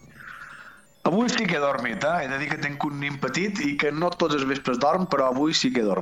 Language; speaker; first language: Catalan; native; Catalan